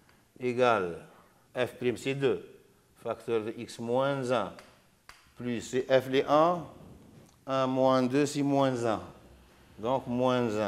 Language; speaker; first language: French; non-native, local second language; Arabic